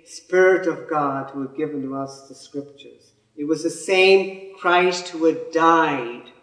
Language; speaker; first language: English; native; English